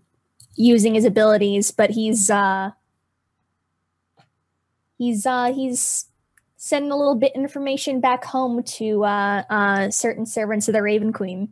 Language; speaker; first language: English; native; English